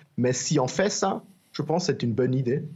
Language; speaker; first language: French; non-native, learner; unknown